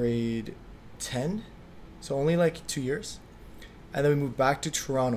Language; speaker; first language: English; early bilingual, other home language; Vietnamese